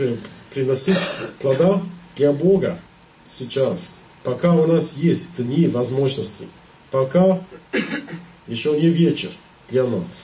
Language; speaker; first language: Russian; non-native, fluent; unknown